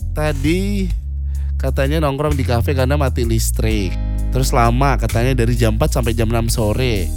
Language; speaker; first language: Indonesian; native; Indonesian